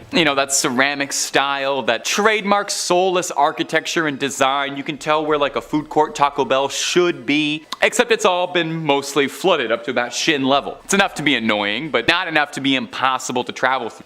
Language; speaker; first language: English; native; English